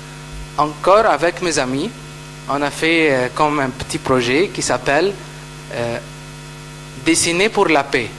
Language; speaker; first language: French; non-native, fluent; Arabic